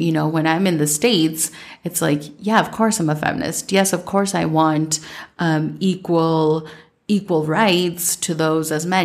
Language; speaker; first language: English; early bilingual, other home language; Spanish